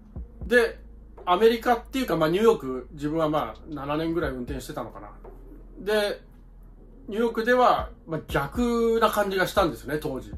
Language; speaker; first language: Japanese; native; Japanese